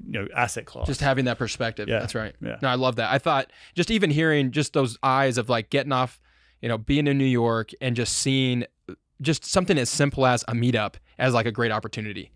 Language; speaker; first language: English; native; English